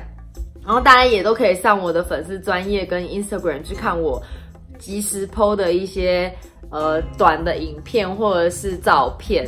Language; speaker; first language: Chinese; native; Chinese